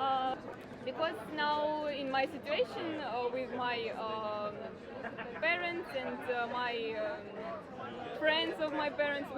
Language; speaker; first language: English; non-native, learner; Ukrainian